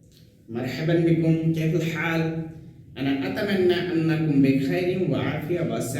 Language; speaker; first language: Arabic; non-native, learner; Hindi